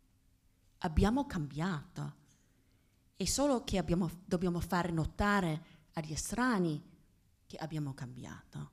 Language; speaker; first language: Italian; non-native, fluent; English